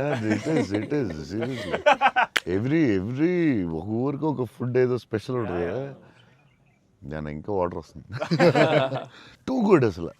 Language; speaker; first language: Telugu; native; Telugu